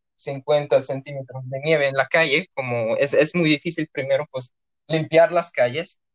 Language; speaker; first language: Spanish; non-native, fluent; Russian